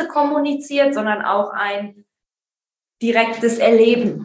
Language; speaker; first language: German; native; German